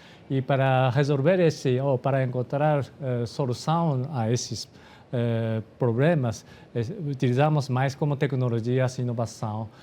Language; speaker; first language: Portuguese; non-native, fluent; Japanese